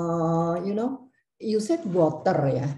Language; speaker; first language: English; non-native, learner; Indonesian